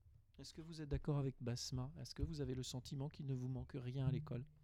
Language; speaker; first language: French; native; French